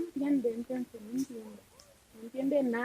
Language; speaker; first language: Spanish; non-native, fluent; Haitian Creole